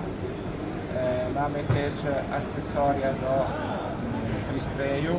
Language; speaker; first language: Polish; non-native, learner; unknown